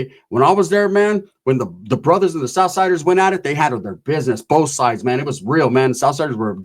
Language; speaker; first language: English; native; English